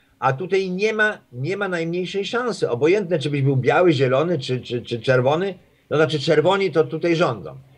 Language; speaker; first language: Polish; native; Polish